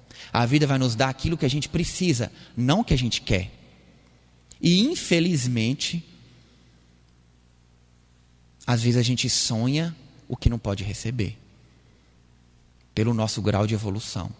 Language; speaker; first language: Portuguese; native; Portuguese